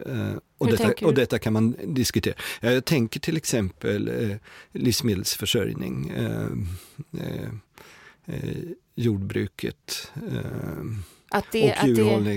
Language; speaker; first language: Swedish; native; Swedish